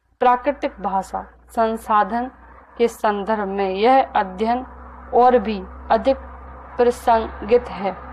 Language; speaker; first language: Hindi; native; Hindi